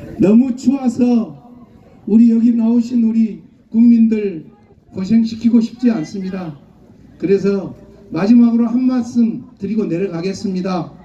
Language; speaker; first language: Korean; native; Korean